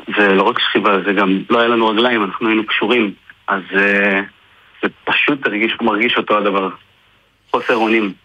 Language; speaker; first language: Hebrew; native; Hebrew